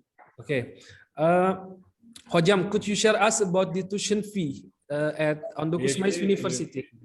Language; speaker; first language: English; non-native, learner; Indonesian